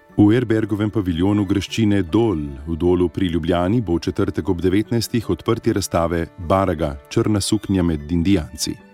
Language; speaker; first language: Slovenian; native; Slovenian